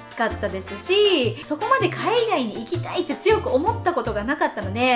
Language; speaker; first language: Japanese; native; Japanese